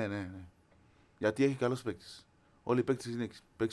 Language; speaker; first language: Greek; non-native, fluent; Spanish